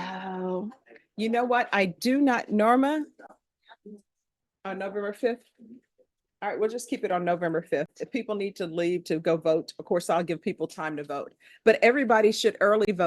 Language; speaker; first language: English; native; English